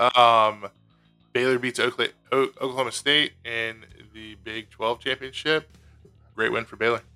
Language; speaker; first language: English; native; English